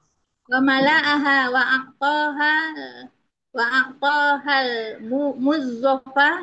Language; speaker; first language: Arabic; non-native, learner; Indonesian